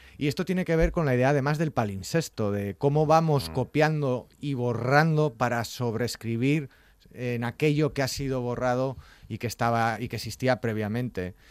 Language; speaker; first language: Spanish; native; Spanish